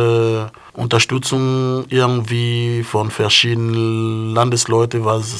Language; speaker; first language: German; non-native, fluent; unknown